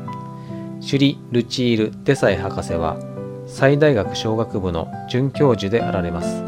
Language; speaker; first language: Japanese; native; Japanese